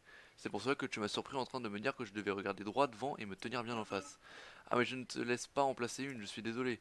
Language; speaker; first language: French; native; French